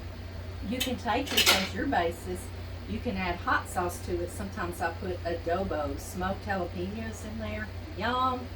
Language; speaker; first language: English; native; English